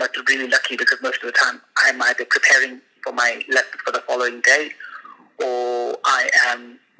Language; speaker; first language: English; non-native, local second language; Hindi